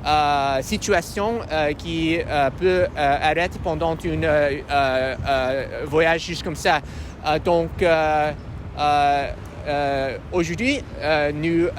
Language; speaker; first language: French; non-native, learner; English